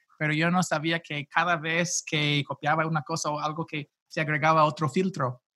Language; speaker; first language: Spanish; non-native, fluent; English